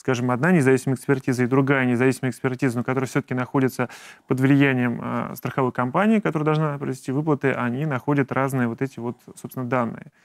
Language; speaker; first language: Russian; native; Russian